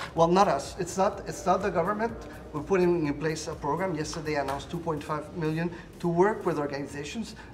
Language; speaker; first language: English; non-native, fluent; Spanish